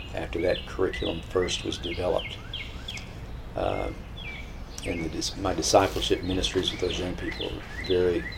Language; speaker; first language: English; native; English